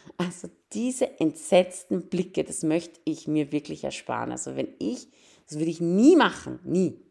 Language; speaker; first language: German; early bilingual, other home language; Persian